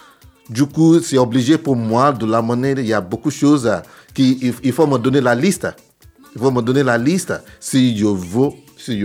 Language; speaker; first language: French; non-native, learner; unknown